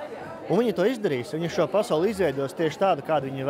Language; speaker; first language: Latvian; native; Latvian